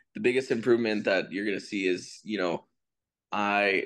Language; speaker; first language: English; native; English